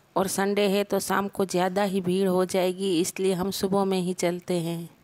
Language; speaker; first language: Hindi; non-native, local second language; Gujarati